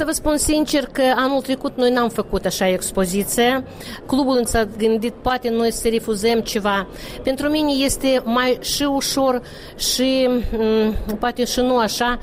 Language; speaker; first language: Romanian; non-native, local second language; Russian